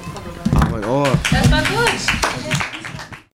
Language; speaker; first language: German; non-native, learner; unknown